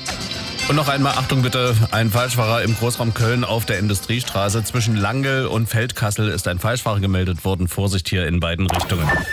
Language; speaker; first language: German; native; German